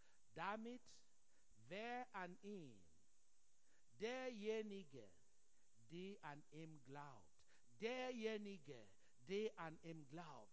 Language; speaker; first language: German; non-native, learner; English